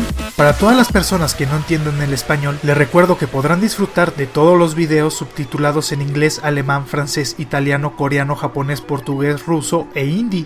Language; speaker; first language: Spanish; native; Spanish